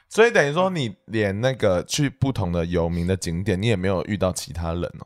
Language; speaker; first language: Chinese; native; Chinese